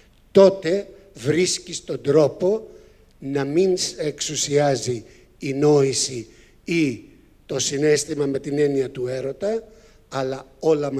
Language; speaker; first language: Greek; native; Greek